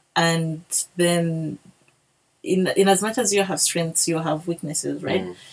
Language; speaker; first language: English; non-native, local second language; Bemba